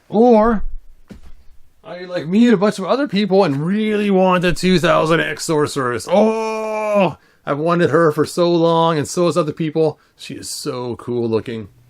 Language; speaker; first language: English; native; English